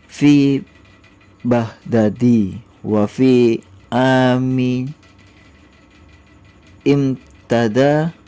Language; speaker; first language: Arabic; non-native, learner; Indonesian